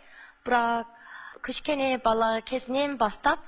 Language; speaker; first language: Kazakh; non-native, learner; Korean